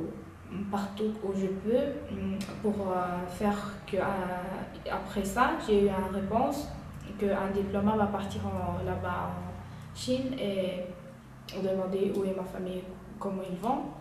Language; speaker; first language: French; non-native, learner; Uyghur